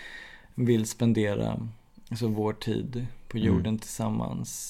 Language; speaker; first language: Swedish; native; Swedish